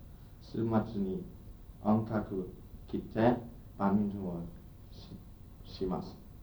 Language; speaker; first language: Japanese; non-native, learner; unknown